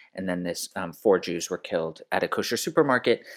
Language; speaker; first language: English; early bilingual, other home language; French